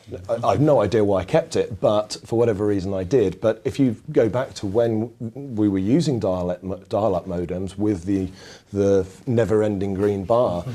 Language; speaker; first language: English; native; English